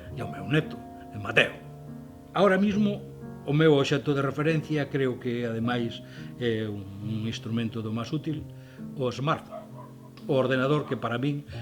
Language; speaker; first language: Galician; native; Galician